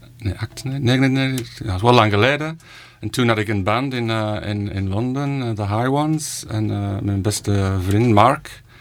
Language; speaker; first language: Dutch; non-native, fluent; English